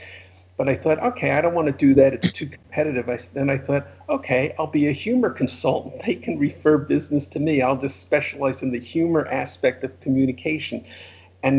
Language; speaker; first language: English; native; English